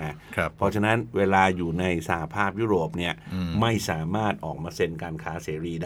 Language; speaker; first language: Thai; native; Thai